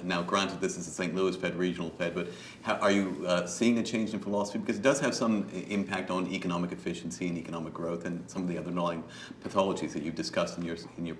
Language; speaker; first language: English; native; English